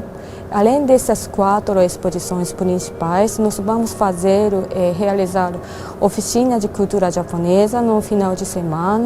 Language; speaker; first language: Portuguese; non-native, fluent; Japanese